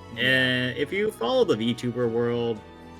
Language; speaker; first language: English; native; English